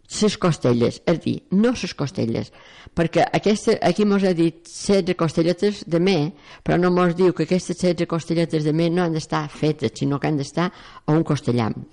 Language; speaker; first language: Catalan; native; Catalan